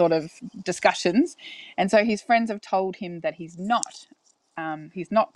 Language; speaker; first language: English; native; English